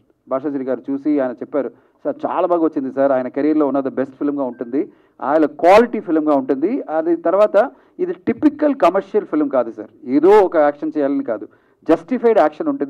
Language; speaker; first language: Telugu; non-native, fluent; Tamil